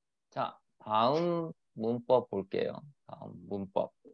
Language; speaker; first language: Korean; native; Korean